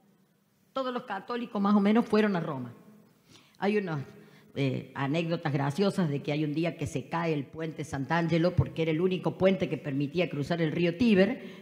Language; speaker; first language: Spanish; native; Spanish